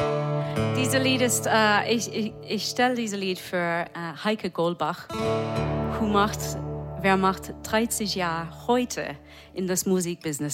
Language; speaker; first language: German; non-native, learner; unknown